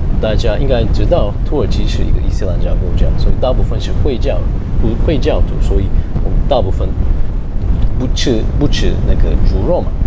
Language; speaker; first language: Chinese; non-native, fluent; Turkish